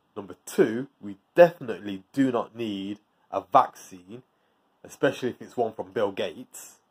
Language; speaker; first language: English; native; English